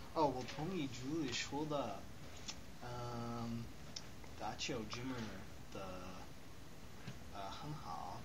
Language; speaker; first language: Chinese; non-native, learner; English